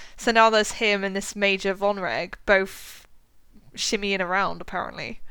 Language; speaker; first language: English; native; English